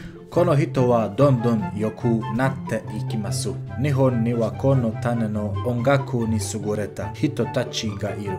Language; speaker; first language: Japanese; non-native, learner; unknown